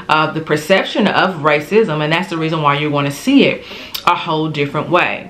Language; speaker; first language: English; native; English